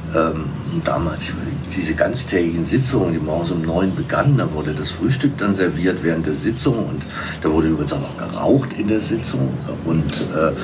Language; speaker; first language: German; native; German